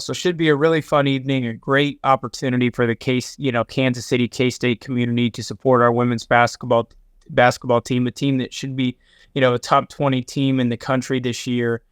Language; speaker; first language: English; native; English